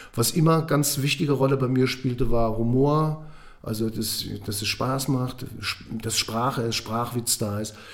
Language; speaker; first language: German; native; German